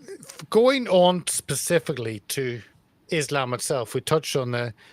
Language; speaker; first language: English; native; English